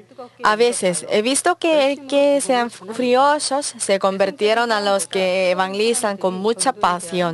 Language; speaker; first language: Spanish; non-native, learner; Korean